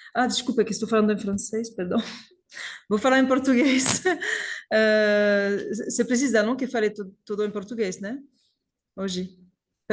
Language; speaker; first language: Portuguese; non-native, learner; French